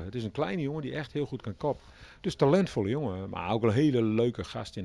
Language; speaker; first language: Dutch; native; Dutch